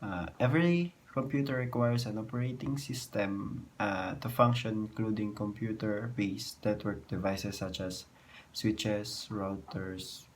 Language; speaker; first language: English; non-native, local second language; Filipino